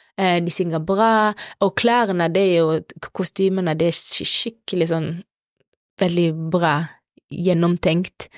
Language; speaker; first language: Norwegian; non-native, fluent; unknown